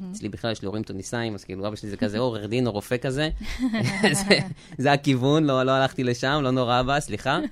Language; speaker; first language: Hebrew; early bilingual, other home language; French